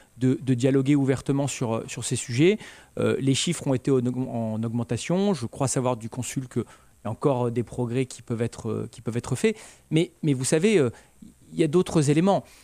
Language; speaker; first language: French; native; French